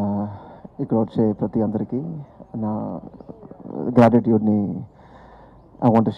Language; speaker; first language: Telugu; non-native, learner; Tamil